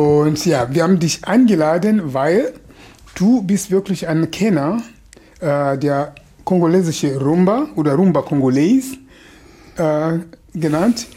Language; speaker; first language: German; non-native, fluent; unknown